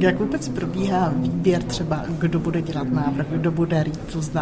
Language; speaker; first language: Czech; native; Czech